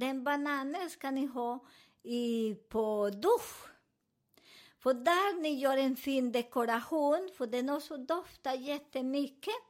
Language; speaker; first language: Swedish; non-native, learner; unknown